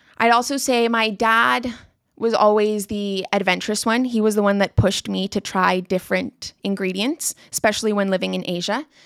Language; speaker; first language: English; non-native, local second language; Spanish